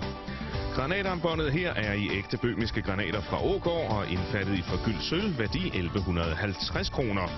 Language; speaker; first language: Danish; native; Danish